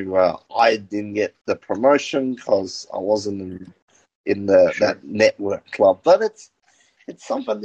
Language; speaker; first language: English; native; English